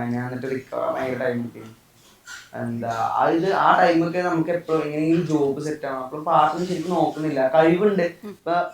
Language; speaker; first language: Malayalam; native; Malayalam